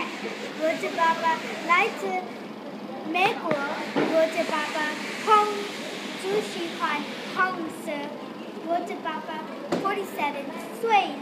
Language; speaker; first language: Chinese; non-native, learner; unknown